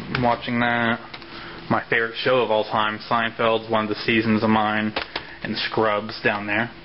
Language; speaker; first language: English; native; English